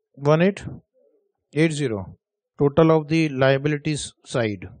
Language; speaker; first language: English; non-native, local second language; Hindi